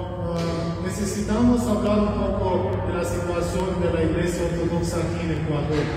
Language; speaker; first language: Spanish; non-native, learner; Romanian